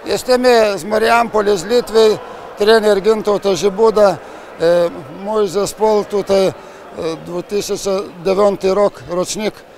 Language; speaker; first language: Polish; non-native, learner; Lithuanian